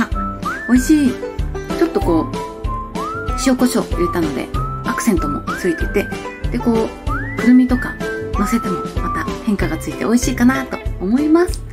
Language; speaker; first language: Japanese; native; Japanese